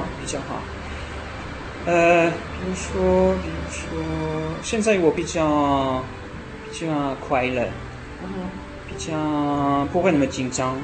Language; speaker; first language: Chinese; non-native, learner; French